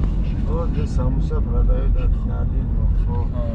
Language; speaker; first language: Russian; non-native, learner; Tajik